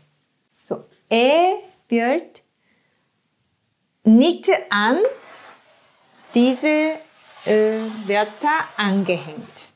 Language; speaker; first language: German; non-native, fluent; Korean